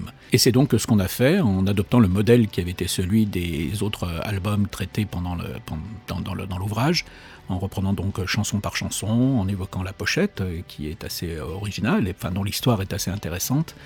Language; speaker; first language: French; native; French